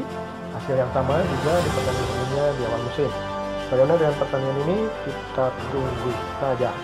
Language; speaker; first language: Indonesian; native; Indonesian